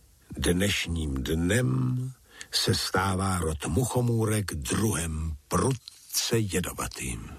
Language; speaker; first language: Czech; native; Czech